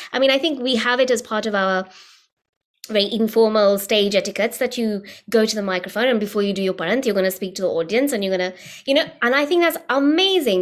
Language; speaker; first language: English; native; English